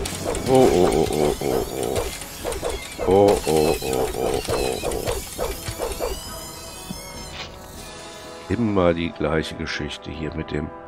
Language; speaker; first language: German; native; German